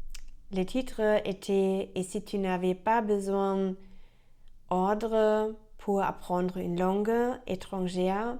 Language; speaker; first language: French; non-native, learner; German